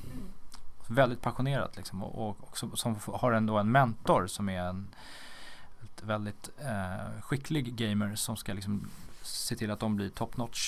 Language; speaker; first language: Swedish; native; Swedish